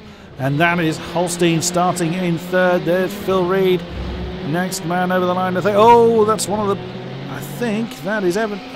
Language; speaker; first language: English; native; English